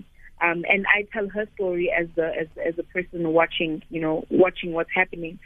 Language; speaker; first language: English; non-native, local second language; Xhosa